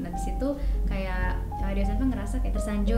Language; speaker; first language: Indonesian; native; Indonesian